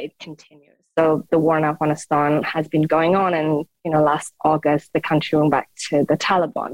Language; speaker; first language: English; non-native, fluent; Persian